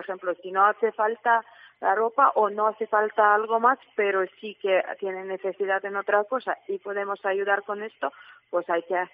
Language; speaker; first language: Spanish; non-native, fluent; Ukrainian